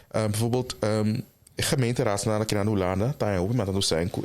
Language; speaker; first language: Dutch; non-native, local second language; Papiamento